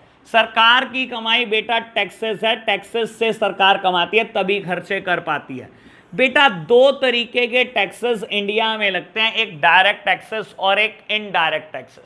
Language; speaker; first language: Hindi; native; Hindi